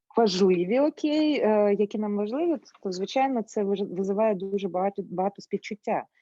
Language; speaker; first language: Ukrainian; non-native, local second language; Russian